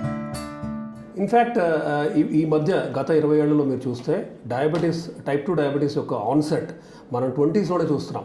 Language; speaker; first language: Telugu; native; Telugu